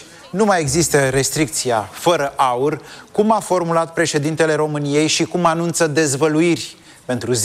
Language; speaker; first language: Romanian; native; Romanian